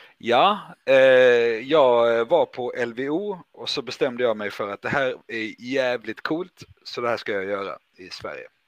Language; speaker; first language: Swedish; native; Swedish